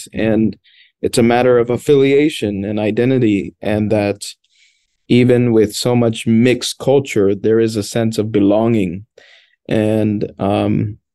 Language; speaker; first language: English; early bilingual, other home language; Spanish